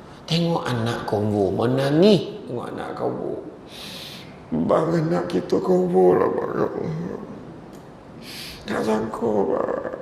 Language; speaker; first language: Malay; native; Malay